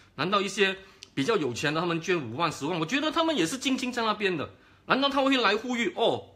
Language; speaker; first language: Chinese; native; Chinese